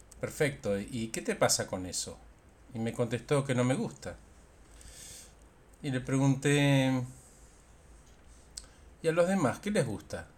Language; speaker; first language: Spanish; native; Spanish